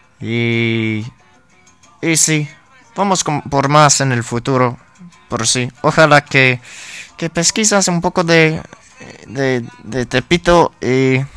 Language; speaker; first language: Spanish; non-native, learner; English